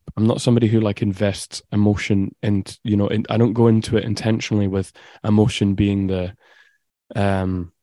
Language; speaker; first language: English; native; English